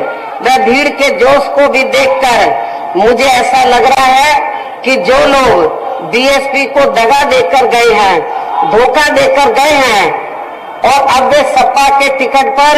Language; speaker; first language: Hindi; native; Hindi